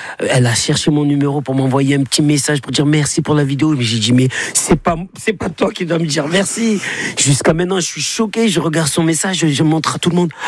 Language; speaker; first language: French; native; French